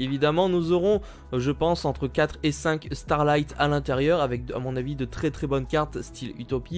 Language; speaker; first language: French; native; French